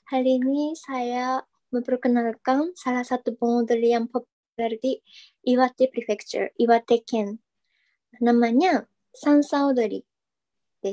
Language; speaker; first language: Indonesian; non-native, fluent; Japanese